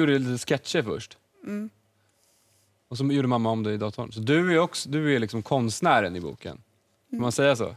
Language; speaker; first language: Swedish; native; Swedish